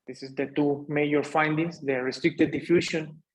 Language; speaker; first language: English; non-native, fluent; Spanish